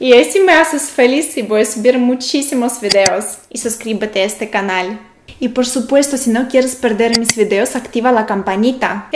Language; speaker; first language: Spanish; non-native, fluent; Russian